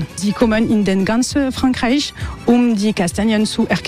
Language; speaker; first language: German; non-native, learner; French